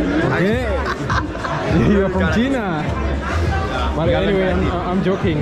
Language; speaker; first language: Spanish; non-native, learner; Swahili